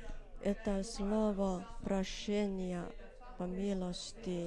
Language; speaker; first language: Russian; non-native, learner; Finnish